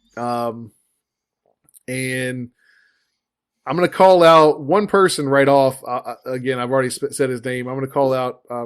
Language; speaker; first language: English; native; English